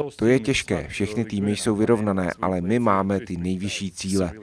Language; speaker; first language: Czech; non-native, fluent; Russian